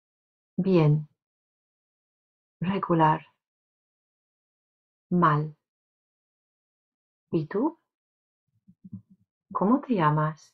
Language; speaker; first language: Spanish; non-native, fluent; English